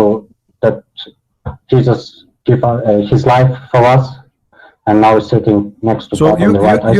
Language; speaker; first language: English; non-native, learner; Bosnian